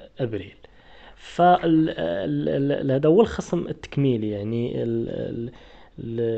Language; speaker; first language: Arabic; native; Arabic